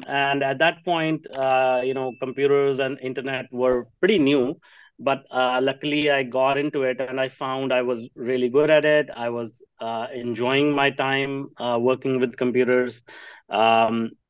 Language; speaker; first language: English; non-native, local second language; Punjabi